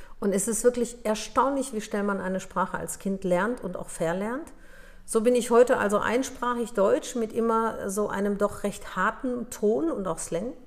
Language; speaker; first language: German; early bilingual, other home language; Polish